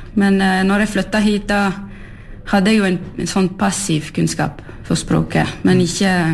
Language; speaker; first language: Norwegian; early bilingual, heritage; French